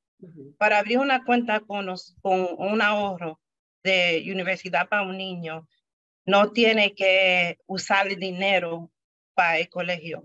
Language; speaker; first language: Spanish; early bilingual, heritage; Spanish